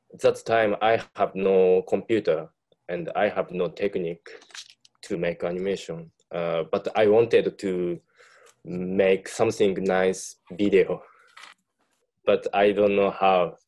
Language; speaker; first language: English; non-native, learner; Japanese